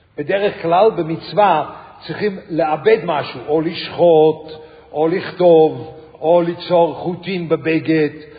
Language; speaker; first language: Hebrew; non-native, fluent; English